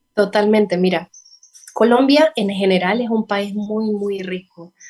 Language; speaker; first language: Spanish; native; Spanish